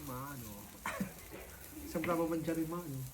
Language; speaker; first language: Italian; non-native, fluent; Filipino